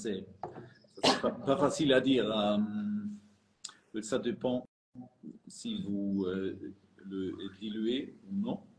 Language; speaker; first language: French; non-native, fluent; German